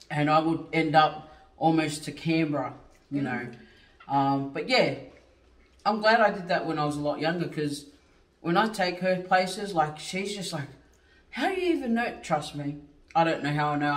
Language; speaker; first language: English; native; English